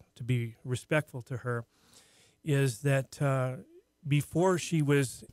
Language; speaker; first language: English; native; English